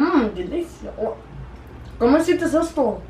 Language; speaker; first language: Spanish; early bilingual, heritage; Spanish